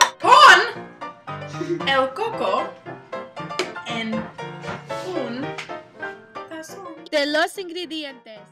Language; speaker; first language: Spanish; non-native, learner; English